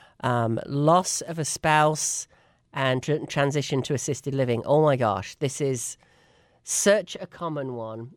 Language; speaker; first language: English; native; English